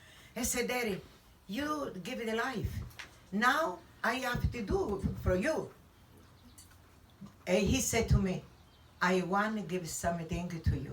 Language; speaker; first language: English; non-native, learner; Italian